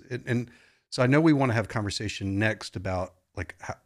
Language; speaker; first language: English; native; English